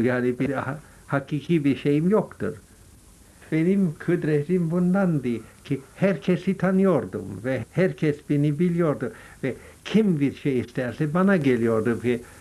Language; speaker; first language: Turkish; non-native, fluent; English